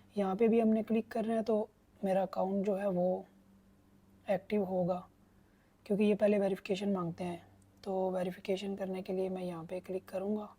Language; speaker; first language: Urdu; non-native, local second language; Punjabi